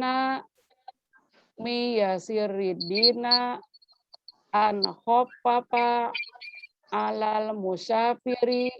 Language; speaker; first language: Arabic; non-native, learner; Indonesian